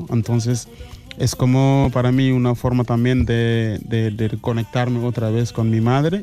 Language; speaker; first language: Spanish; non-native, fluent; Wolof